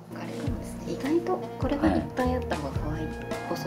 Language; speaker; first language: Japanese; native; Japanese